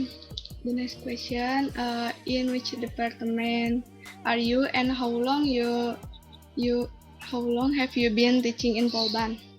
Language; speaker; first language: English; non-native, learner; Indonesian